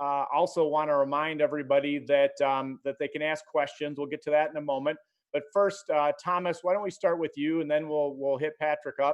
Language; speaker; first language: English; native; English